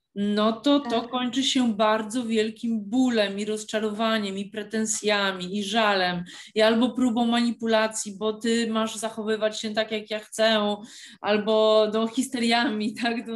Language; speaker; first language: Polish; native; Polish